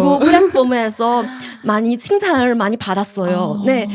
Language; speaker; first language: Korean; non-native, learner; Chinese